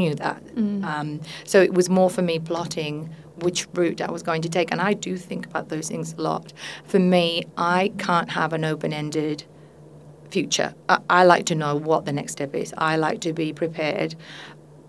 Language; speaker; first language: English; non-native, fluent; Spanish